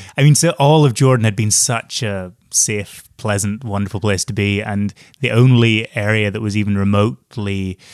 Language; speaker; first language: English; native; English